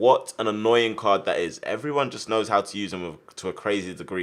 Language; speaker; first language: English; native; English